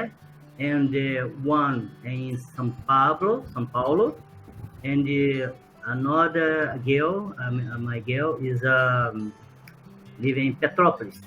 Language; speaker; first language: English; non-native, learner; Portuguese